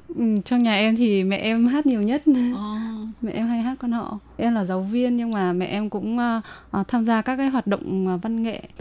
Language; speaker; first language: Vietnamese; native; Vietnamese